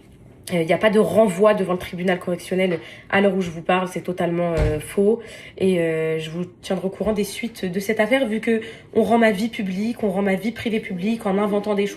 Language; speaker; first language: French; native; French